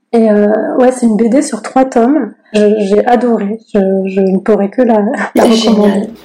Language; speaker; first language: French; native; French